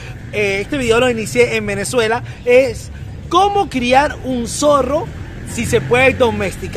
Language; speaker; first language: Spanish; native; Spanish